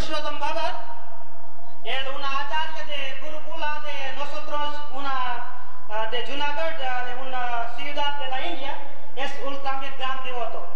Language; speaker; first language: Spanish; non-native, learner; Gujarati